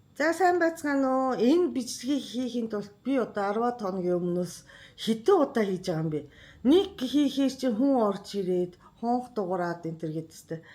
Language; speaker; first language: Mongolian; non-native, fluent; Japanese